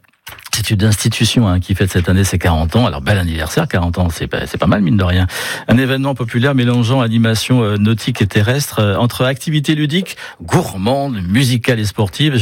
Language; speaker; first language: French; native; French